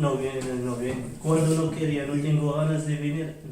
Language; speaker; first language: Spanish; non-native, learner; Arabic